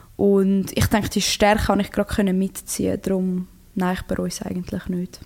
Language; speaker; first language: German; early bilingual, other home language; Croatian